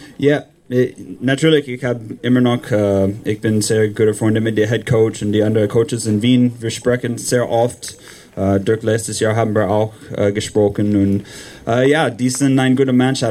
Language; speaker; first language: German; non-native, learner; English